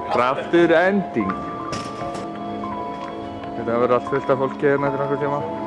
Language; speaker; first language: Icelandic; native; Icelandic